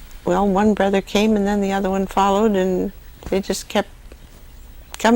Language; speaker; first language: English; native; English